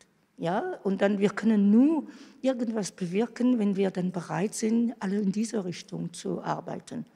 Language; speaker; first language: German; non-native, fluent; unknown